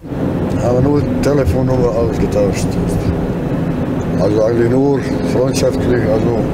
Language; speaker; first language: German; non-native, learner; Bosnian